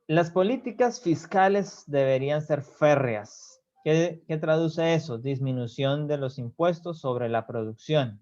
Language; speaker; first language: Spanish; native; Spanish